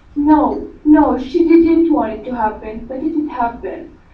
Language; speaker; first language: English; non-native, learner; Arabic